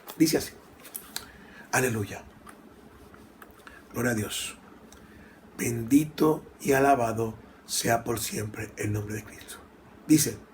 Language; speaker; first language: Spanish; native; Spanish